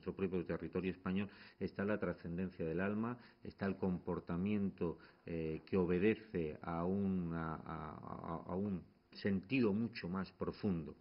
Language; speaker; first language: Spanish; native; Spanish